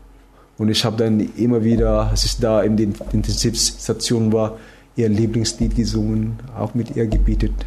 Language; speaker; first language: German; non-native, fluent; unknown